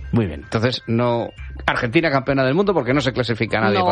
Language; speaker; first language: Spanish; native; Spanish